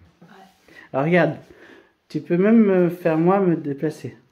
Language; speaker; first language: French; native; French